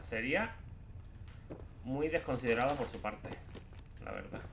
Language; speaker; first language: Spanish; native; Spanish